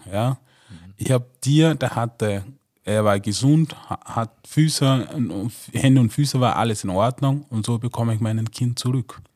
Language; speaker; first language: German; non-native, fluent; Mossi